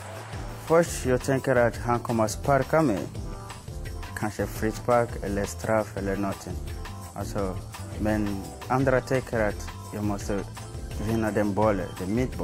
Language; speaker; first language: Swedish; non-native, fluent; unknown